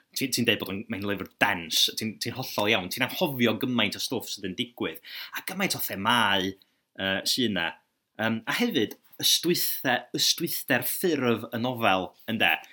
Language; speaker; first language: Welsh; native; Welsh